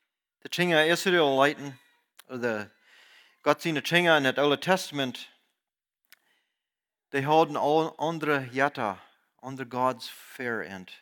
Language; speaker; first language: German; non-native, learner; Plautdietsch